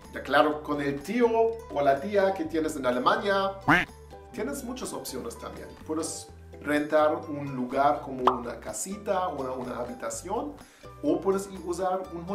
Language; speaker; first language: Spanish; non-native, learner; German